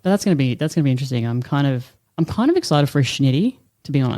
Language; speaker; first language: English; native; English